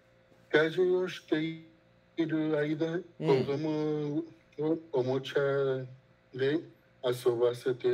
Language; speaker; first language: Japanese; non-native, learner; Spanish